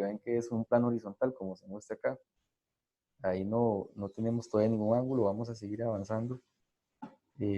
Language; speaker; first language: Spanish; native; Spanish